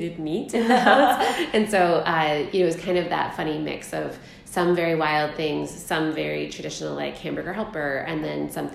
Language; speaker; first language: English; native; English